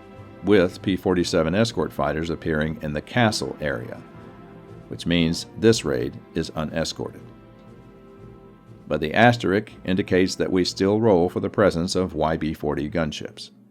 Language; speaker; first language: English; native; English